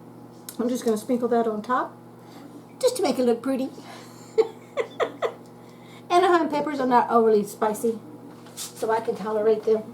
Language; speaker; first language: English; native; English